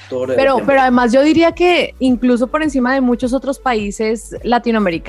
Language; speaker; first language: Spanish; native; Spanish